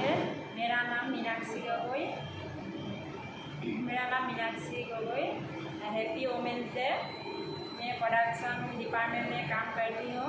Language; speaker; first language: Hindi; non-native, local second language; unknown